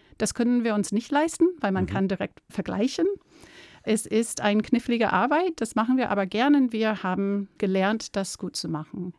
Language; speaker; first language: German; non-native, fluent; English